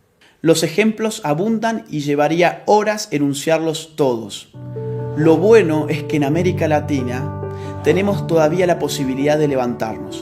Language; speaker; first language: Spanish; native; Spanish